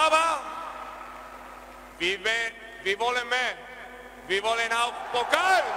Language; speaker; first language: German; non-native, learner; Spanish